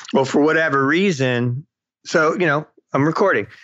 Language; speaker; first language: English; native; English